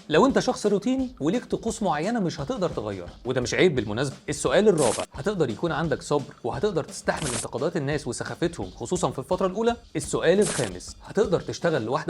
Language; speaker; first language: Arabic; native; Arabic